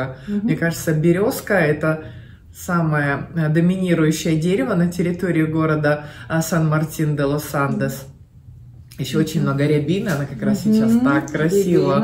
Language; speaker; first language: Russian; native; Russian